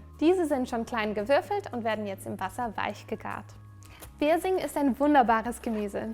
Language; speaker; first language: German; native; German